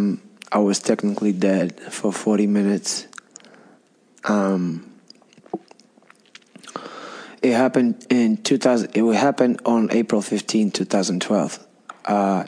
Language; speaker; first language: English; non-native, fluent; Russian